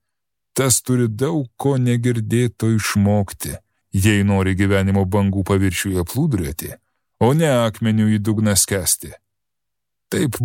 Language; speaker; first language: Lithuanian; native; Lithuanian